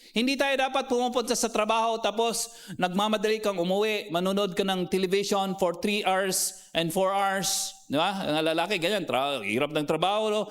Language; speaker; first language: Filipino; non-native, local second language; Cebuano